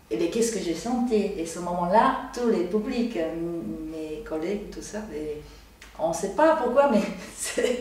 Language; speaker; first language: French; non-native, learner; Japanese